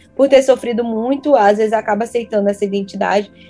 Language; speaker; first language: Portuguese; native; Portuguese